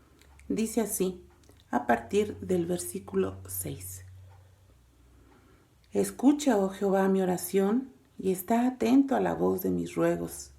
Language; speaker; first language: Spanish; native; Spanish